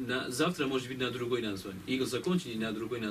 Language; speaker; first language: Russian; non-native, learner; Kurdish